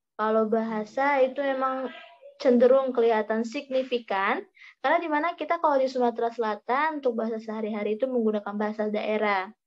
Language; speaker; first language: Indonesian; native; Indonesian